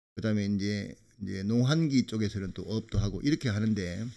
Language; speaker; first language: Korean; native; Korean